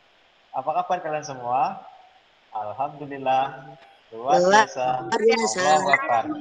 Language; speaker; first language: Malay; non-native, local second language; Javanese